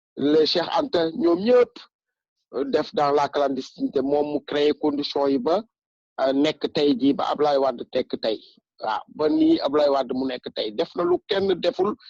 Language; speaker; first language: Wolof; non-native, local second language; Bambara